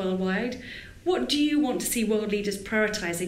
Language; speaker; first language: English; native; English